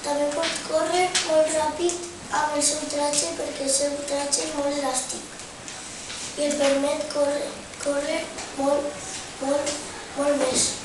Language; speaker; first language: Catalan; non-native, local second language; Spanish